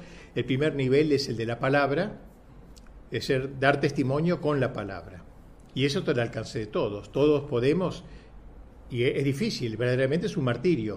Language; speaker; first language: Spanish; native; Spanish